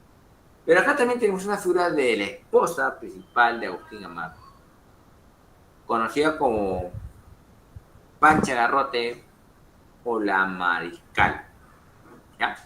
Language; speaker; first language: Spanish; native; Spanish